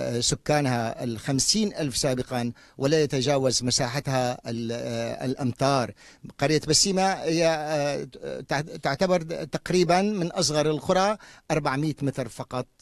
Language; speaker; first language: Arabic; native; Arabic